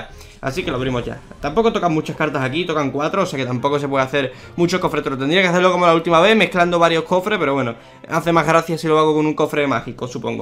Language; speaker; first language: Spanish; native; Spanish